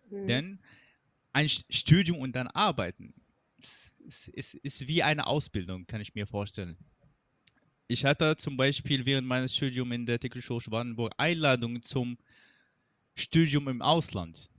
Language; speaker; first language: German; non-native, fluent; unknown